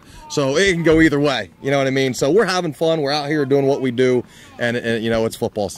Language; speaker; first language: English; native; English